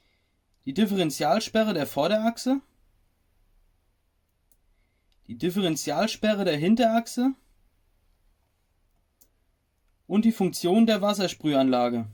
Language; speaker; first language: German; native; German